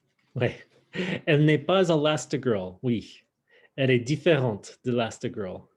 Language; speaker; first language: French; non-native, fluent; English